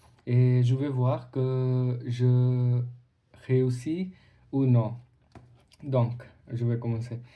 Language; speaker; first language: French; non-native, learner; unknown